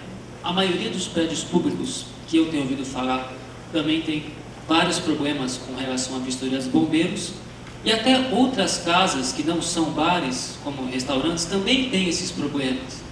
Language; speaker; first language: Portuguese; native; Portuguese